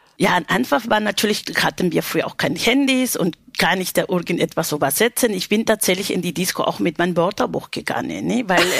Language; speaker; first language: German; non-native, fluent; Spanish